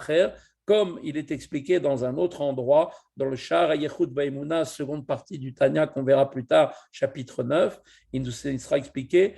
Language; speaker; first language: French; native; French